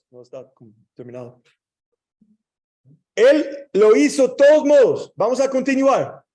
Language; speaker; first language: Spanish; non-native, learner; English